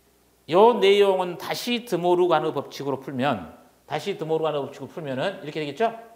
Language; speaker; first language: Korean; native; Korean